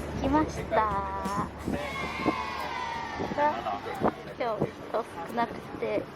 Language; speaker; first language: Japanese; non-native, learner; Thai